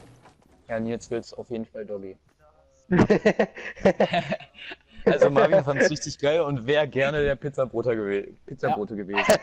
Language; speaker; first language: German; native; German